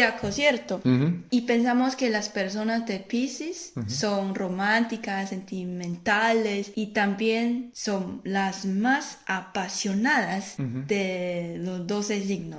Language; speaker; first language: Spanish; non-native, fluent; Chinese